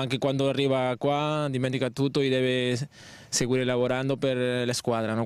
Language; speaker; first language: Italian; non-native, learner; Spanish